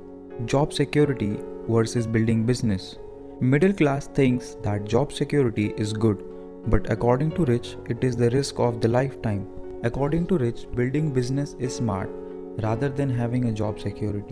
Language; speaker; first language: English; non-native, local second language; Hindi